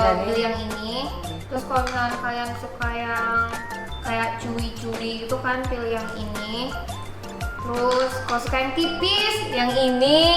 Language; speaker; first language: Indonesian; early bilingual, other home language; Japanese